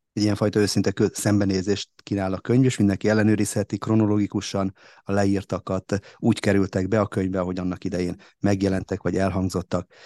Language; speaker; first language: Hungarian; native; Hungarian